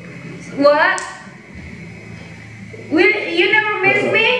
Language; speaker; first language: English; non-native, fluent; Indonesian